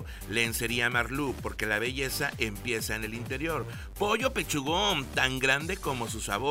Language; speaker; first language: Spanish; native; Spanish